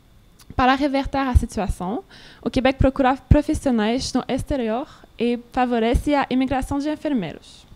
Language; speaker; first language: Portuguese; non-native, learner; French